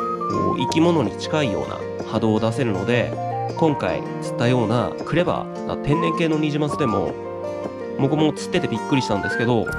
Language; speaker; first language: Japanese; native; Japanese